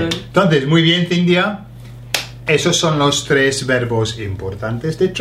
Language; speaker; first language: Spanish; non-native, fluent; English